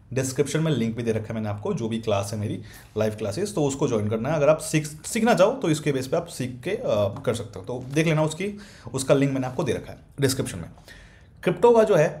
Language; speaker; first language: Hindi; native; Hindi